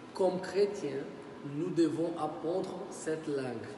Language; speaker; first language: French; non-native, learner; Portuguese